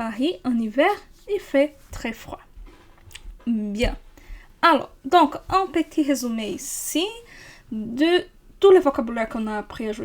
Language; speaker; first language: French; non-native, fluent; Portuguese